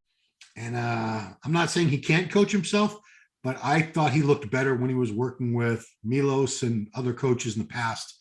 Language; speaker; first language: English; native; English